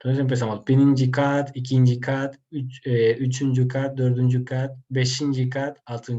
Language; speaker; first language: Turkish; non-native, fluent; Spanish